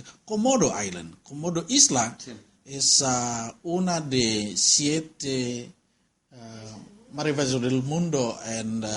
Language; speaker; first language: Spanish; non-native, learner; Indonesian